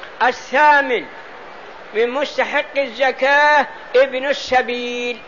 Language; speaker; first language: Arabic; native; Arabic